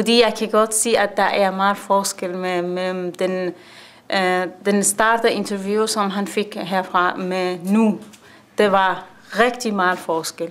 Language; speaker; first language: Danish; non-native, learner; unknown